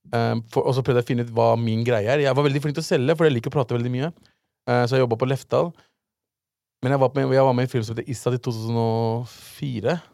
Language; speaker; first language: Norwegian; early bilingual, other home language; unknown